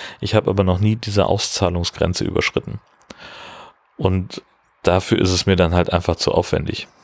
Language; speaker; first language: German; native; German